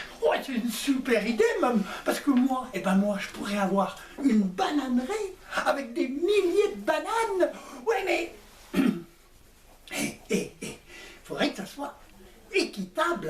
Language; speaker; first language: French; native; French